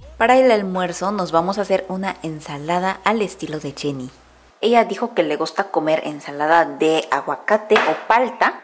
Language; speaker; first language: Spanish; non-native, fluent; Korean